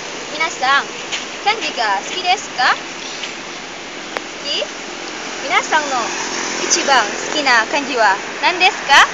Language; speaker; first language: Japanese; non-native, learner; Indonesian